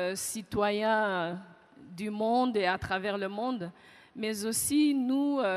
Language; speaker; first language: French; non-native, local second language; Kinyarwanda